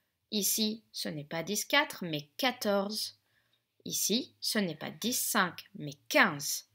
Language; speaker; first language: French; native; French